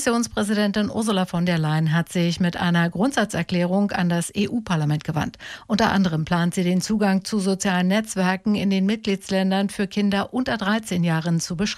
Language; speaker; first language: German; native; German